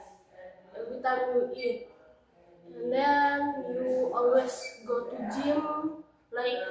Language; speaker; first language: English; non-native, learner; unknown